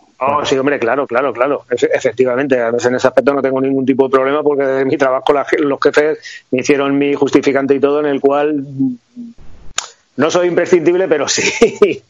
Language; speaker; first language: Spanish; native; Spanish